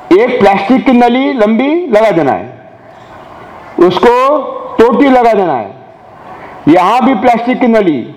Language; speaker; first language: Hindi; non-native, local second language; Marathi